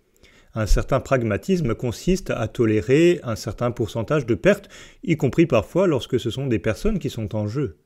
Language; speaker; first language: French; native; French